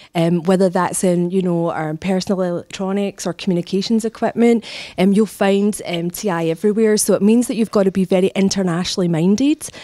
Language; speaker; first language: English; native; English